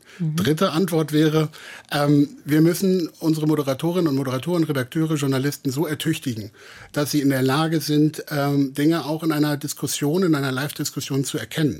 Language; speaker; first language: German; native; German